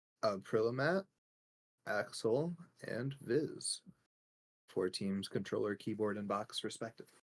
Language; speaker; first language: English; native; English